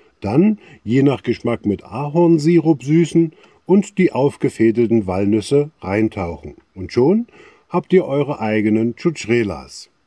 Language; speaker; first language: German; native; German